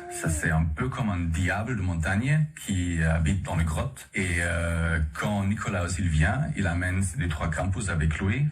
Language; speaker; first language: French; non-native, learner; German